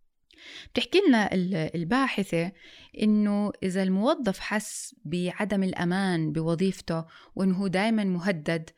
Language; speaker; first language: Arabic; native; Arabic